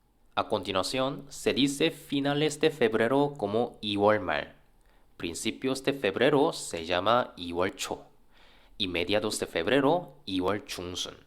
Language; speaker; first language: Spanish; non-native, fluent; Korean